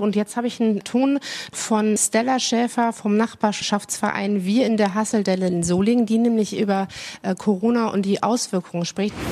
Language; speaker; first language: German; native; German